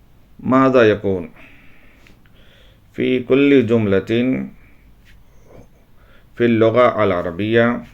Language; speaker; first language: Arabic; non-native, fluent; Urdu